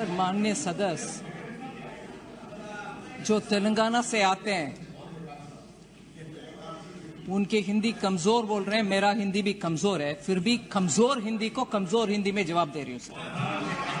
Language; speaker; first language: Hindi; non-native, local second language; Tamil